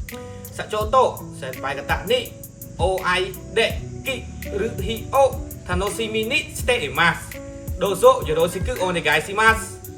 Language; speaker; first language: Japanese; non-native, learner; Khmer